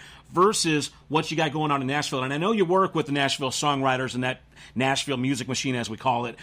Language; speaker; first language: English; native; English